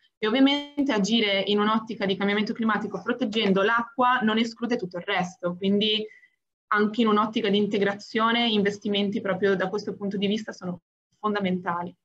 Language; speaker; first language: Italian; native; Italian